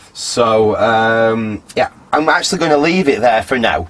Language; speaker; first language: English; native; English